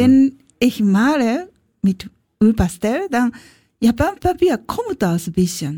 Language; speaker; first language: German; non-native, learner; Japanese